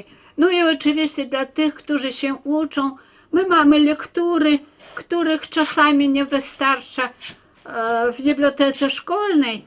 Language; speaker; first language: Polish; early bilingual, heritage; Polish